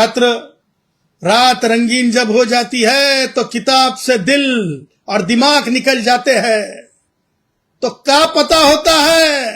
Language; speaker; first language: Hindi; non-native, local second language; Marathi